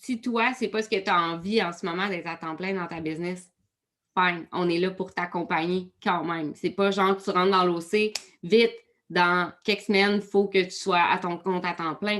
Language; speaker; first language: French; native; French